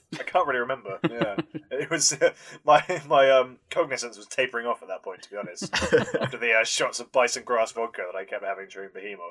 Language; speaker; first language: English; native; English